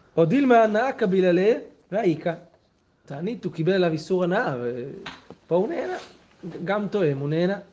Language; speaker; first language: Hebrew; native; Hebrew